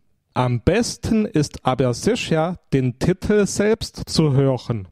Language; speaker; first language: German; native; German